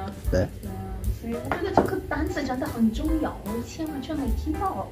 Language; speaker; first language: Chinese; non-native, learner; Russian